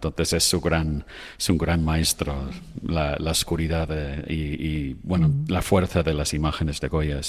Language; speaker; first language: Spanish; non-native, fluent; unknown